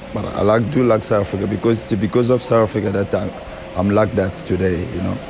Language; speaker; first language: English; non-native, fluent; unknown